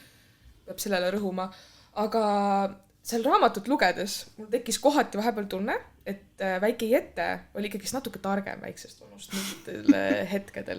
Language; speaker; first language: Estonian; native; Estonian